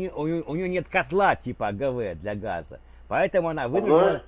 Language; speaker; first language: Russian; native; Russian